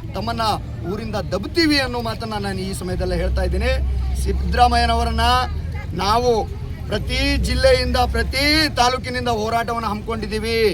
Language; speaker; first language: Kannada; non-native, local second language; Lambadi